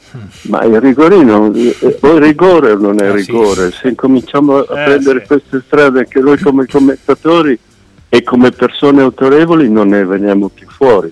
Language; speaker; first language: Italian; native; Italian